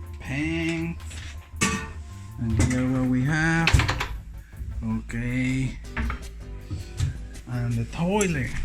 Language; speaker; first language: English; non-native, learner; Spanish